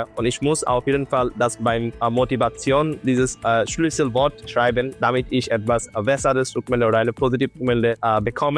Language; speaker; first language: German; non-native, learner; Bangla